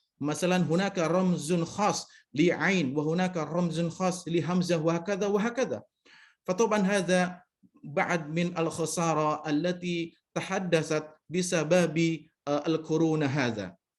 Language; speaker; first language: Arabic; non-native, fluent; Indonesian